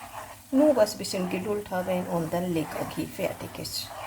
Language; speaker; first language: German; non-native, learner; Hindi